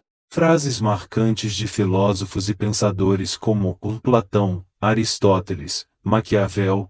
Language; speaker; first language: Portuguese; native; Portuguese